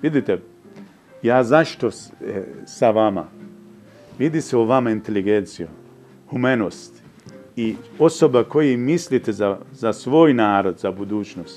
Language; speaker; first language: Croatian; non-native, fluent; Persian